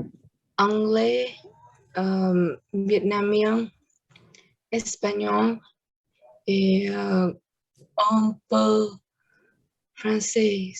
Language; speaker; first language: French; non-native, learner; Vietnamese